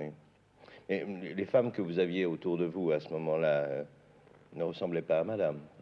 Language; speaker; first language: French; native; French